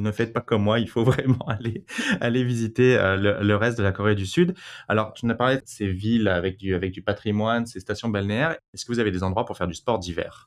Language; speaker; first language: French; native; French